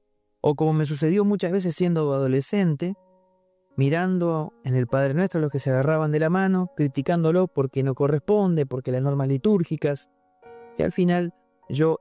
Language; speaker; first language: Spanish; native; Spanish